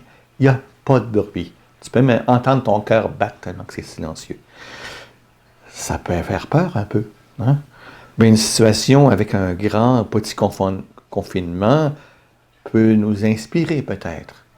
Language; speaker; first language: French; native; French